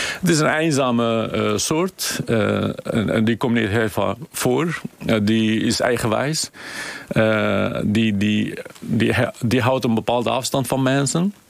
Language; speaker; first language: Dutch; non-native, fluent; Kurdish